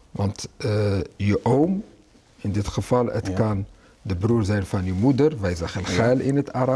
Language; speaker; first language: Dutch; early bilingual, other home language; Arabic